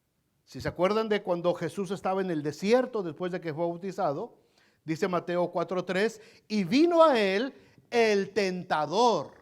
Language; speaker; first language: Spanish; native; Spanish